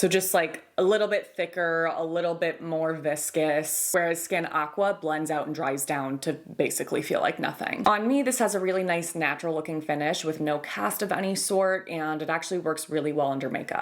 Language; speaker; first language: English; native; English